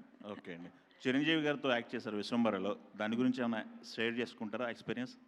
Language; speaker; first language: Telugu; native; Telugu